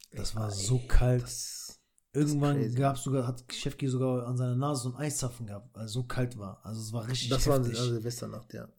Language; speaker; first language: German; early bilingual, other home language; Albanian